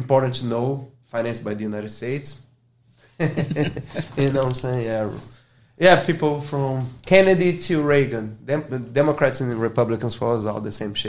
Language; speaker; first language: English; non-native, fluent; Portuguese